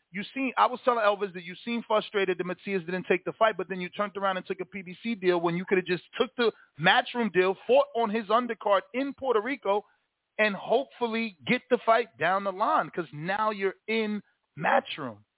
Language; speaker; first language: English; early bilingual, other home language; Spanish